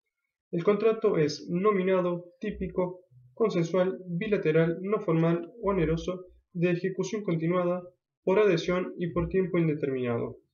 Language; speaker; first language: Spanish; native; Spanish